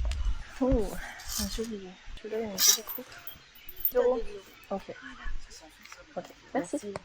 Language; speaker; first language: French; native; French